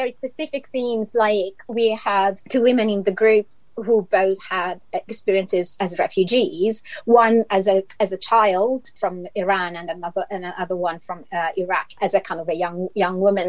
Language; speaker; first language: English; non-native, fluent; Italian